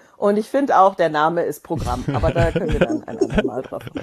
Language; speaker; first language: German; native; German